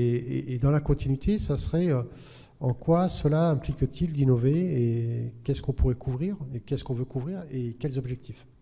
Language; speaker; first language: French; native; French